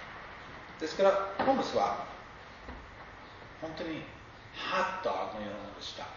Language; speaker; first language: Japanese; non-native, fluent; English